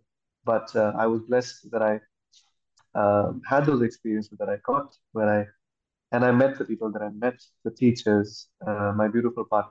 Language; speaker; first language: English; non-native, local second language; Hindi